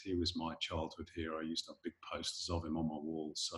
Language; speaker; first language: English; native; English